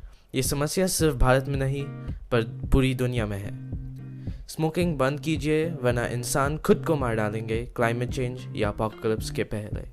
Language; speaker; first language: Hindi; non-native, learner; English